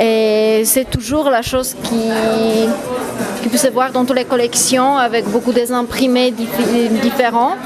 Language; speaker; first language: French; non-native, fluent; Polish